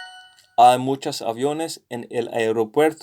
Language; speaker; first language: Spanish; non-native, learner; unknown